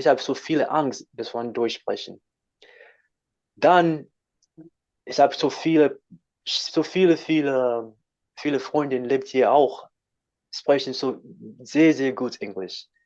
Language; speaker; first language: German; non-native, learner; English